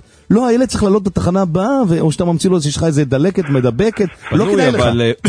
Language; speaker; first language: Hebrew; native; Hebrew